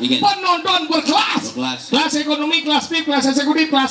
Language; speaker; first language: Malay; non-native, local second language; Balinese